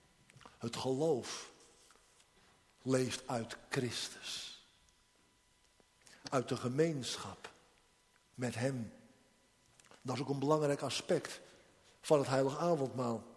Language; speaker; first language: Dutch; native; Dutch